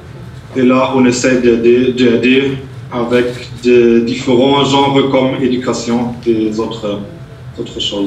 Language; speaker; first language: French; non-native, fluent; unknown